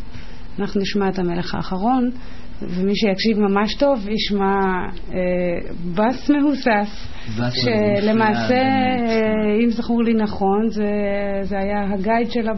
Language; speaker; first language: Hebrew; native; Hebrew